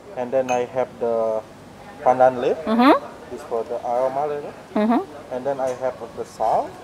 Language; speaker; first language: English; non-native, learner; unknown